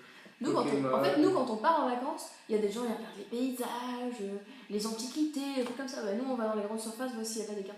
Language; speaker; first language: French; native; French